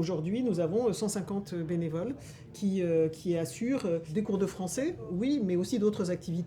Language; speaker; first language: French; native; French